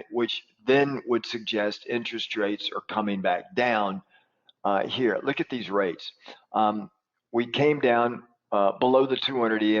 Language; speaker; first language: English; native; English